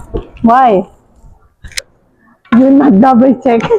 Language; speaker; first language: English; non-native, learner; Indonesian